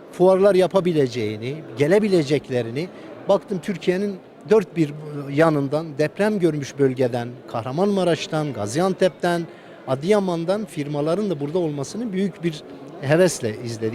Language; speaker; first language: Turkish; native; Turkish